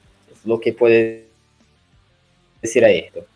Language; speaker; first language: Spanish; non-native, learner; Portuguese